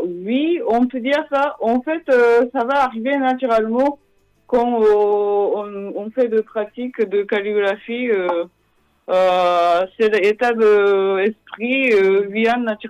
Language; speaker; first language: French; non-native, fluent; Japanese